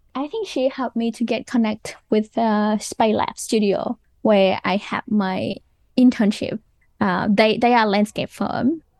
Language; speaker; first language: English; non-native, fluent; Vietnamese